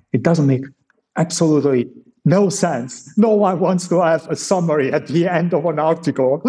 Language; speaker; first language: English; non-native, fluent; Italian